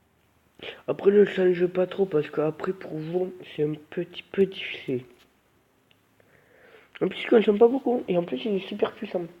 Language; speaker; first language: French; native; French